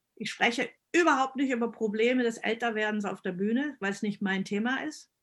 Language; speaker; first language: German; early bilingual, other home language; Italian